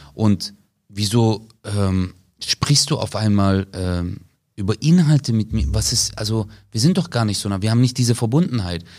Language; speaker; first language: German; early bilingual, other home language; Turkish